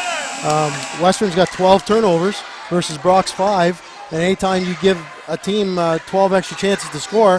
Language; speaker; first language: English; native; English